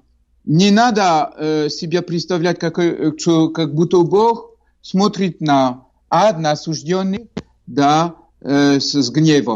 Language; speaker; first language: Russian; non-native, fluent; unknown